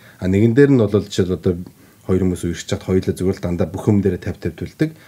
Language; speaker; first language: Mongolian; native; Mongolian